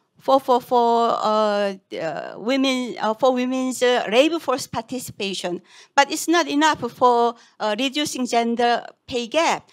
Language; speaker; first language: English; non-native, fluent; Korean